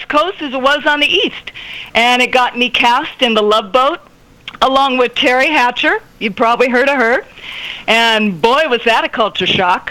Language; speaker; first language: English; native; English